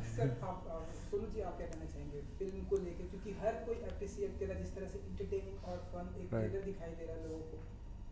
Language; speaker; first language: Hindi; native; Hindi